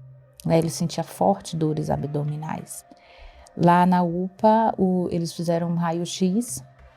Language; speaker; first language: Portuguese; native; Portuguese